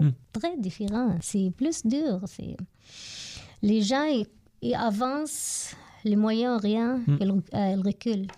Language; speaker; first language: French; non-native, learner; Arabic